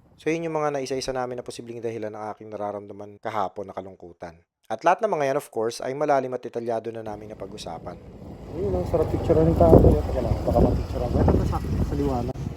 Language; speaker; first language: Filipino; native; Filipino